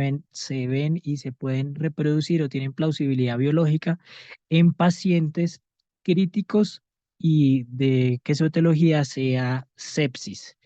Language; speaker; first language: Spanish; native; Spanish